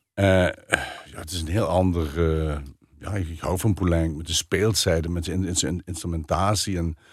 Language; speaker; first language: Dutch; native; Dutch